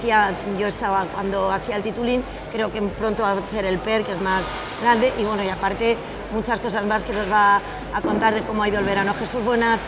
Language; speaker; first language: Spanish; native; Spanish